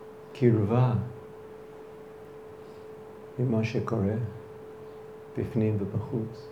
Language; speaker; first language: Hebrew; non-native, fluent; English